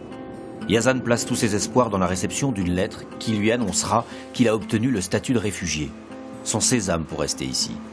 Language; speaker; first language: French; native; French